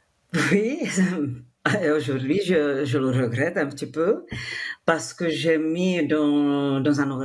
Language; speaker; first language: French; non-native, fluent; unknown